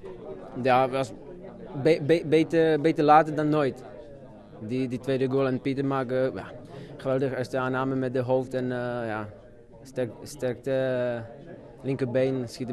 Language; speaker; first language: Dutch; non-native, learner; Czech